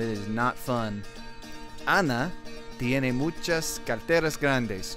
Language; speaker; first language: Spanish; non-native, learner; English